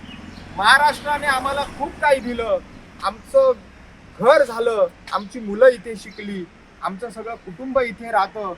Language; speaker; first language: Marathi; native; Marathi